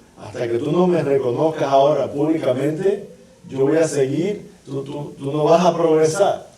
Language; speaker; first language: Spanish; native; Spanish